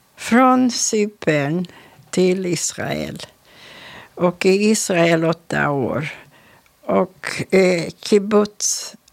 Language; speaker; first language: Swedish; non-native, fluent; Hungarian